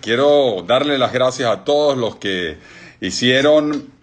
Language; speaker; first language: Spanish; native; Spanish